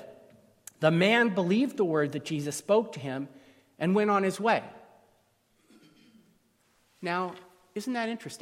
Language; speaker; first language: English; native; English